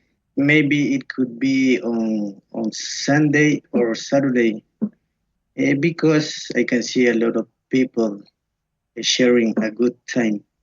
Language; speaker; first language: English; non-native, learner; Spanish